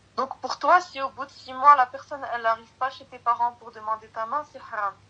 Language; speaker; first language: French; early bilingual, other home language; Arabic